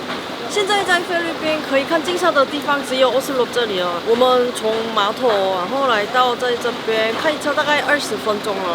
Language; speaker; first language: Chinese; non-native, fluent; Korean